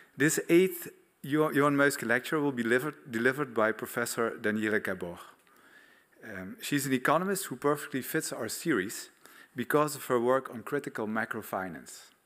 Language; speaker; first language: English; non-native, fluent; Dutch